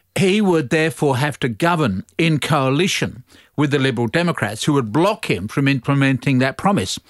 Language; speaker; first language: English; native; English